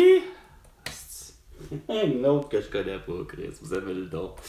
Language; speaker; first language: French; native; French